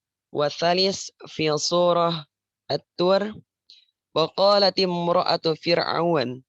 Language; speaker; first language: Arabic; non-native, learner; Indonesian